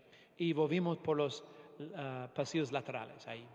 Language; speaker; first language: Spanish; non-native, fluent; English